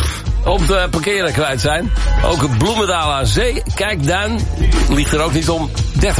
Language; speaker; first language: Dutch; native; Dutch